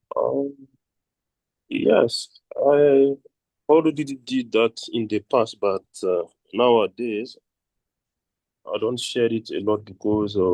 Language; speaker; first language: English; non-native, fluent; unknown